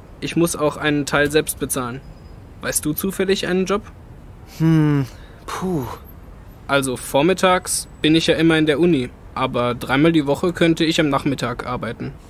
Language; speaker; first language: German; non-native, fluent; Turkish